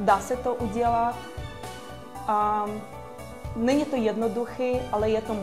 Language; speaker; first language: Czech; non-native, fluent; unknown